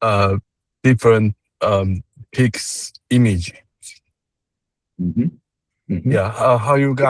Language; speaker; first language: English; non-native, learner; Chinese